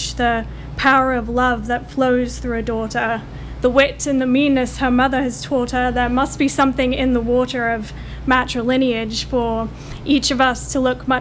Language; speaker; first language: English; native; English